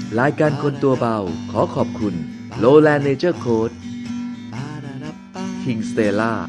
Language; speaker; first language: Thai; native; Thai